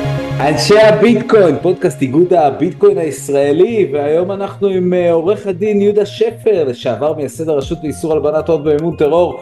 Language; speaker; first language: Hebrew; native; Hebrew